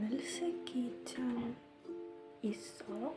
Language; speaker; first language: Korean; non-native, learner; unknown